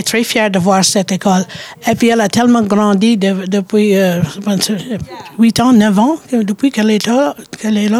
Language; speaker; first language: French; native; French